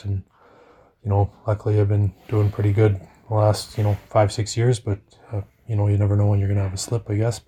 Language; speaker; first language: English; native; English